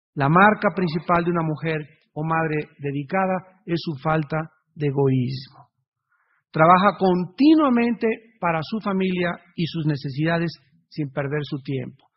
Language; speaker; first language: Spanish; native; Spanish